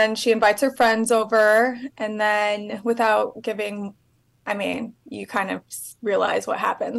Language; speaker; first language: English; native; English